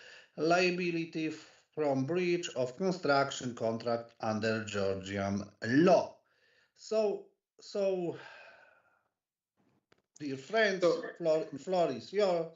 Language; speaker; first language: English; non-native, learner; Polish